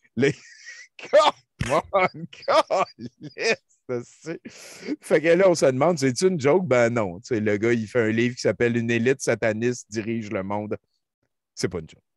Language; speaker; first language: French; native; French